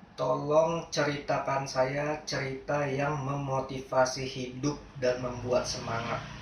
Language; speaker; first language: Indonesian; native; Indonesian